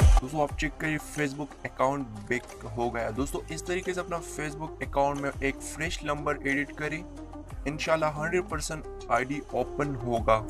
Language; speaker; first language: Urdu; non-native, local second language; Pashto